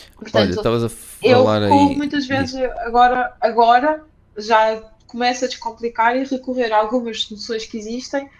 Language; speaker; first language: Portuguese; early bilingual, other home language; Ukrainian